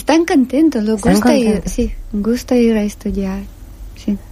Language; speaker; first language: Spanish; non-native, learner; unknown